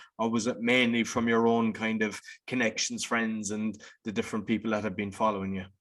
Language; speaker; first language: English; native; English